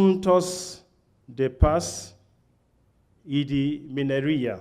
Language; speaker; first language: Spanish; non-native, learner; Akan